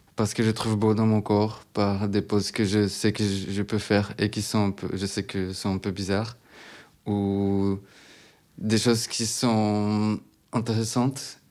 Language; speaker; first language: French; non-native, fluent; Portuguese